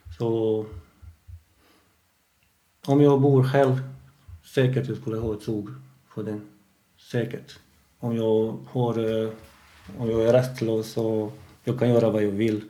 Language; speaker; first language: Swedish; non-native, fluent; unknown